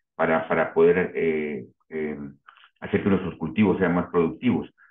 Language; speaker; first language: Spanish; native; Spanish